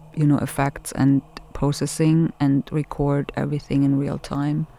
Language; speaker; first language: English; non-native, fluent; German